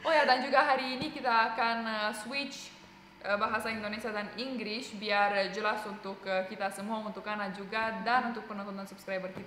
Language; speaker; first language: Indonesian; non-native, fluent; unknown